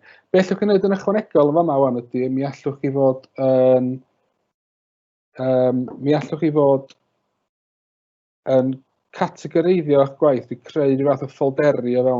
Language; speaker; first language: Welsh; native; Welsh